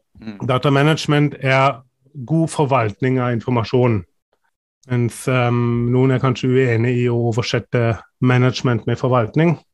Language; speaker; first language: Norwegian; non-native, fluent; German